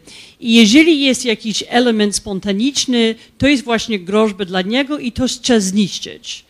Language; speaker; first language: Polish; non-native, fluent; English